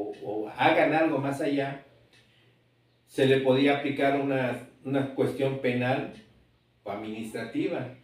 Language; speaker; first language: Spanish; native; Spanish